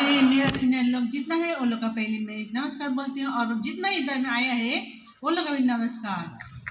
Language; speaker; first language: Hindi; non-native, local second language; Bangla